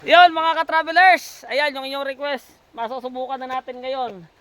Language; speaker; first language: Filipino; native; Filipino